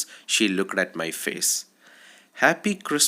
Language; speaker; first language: English; non-native, local second language; Malayalam